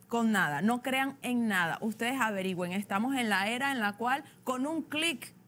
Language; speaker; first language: Spanish; native; Spanish